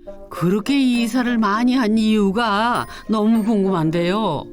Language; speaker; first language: Korean; native; Korean